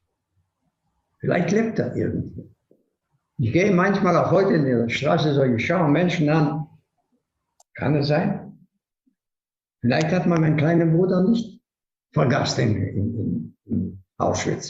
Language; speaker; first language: German; non-native, fluent; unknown